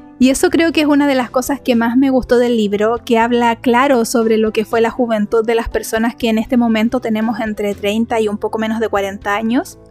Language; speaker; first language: Spanish; native; Spanish